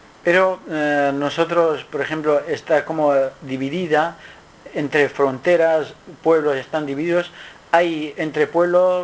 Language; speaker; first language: Spanish; non-native, learner; Kurdish